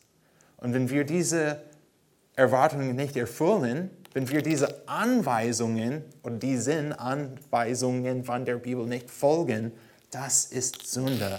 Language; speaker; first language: German; non-native, fluent; English